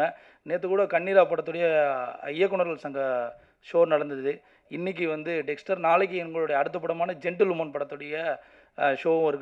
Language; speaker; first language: Tamil; native; Tamil